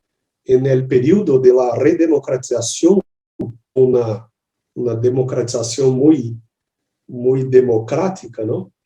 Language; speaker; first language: Spanish; non-native, learner; Portuguese